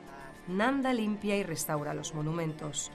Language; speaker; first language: Spanish; native; Spanish